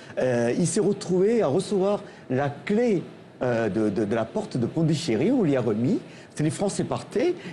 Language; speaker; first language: French; non-native, local second language; Tamil